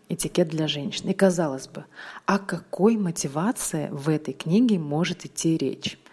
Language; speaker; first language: Russian; native; Russian